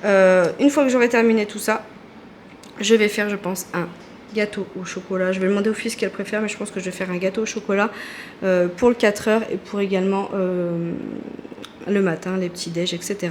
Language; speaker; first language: French; native; French